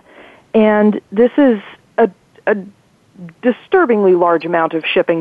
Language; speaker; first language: English; native; English